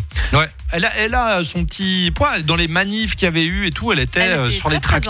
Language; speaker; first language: French; native; French